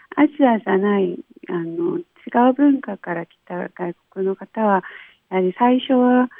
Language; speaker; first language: Japanese; non-native, fluent; Korean